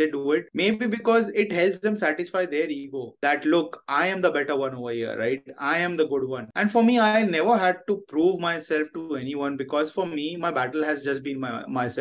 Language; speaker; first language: English; non-native, local second language; Hindi